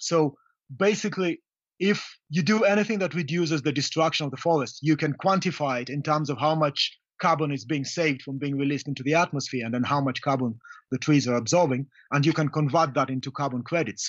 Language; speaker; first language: English; non-native, local second language; Luyia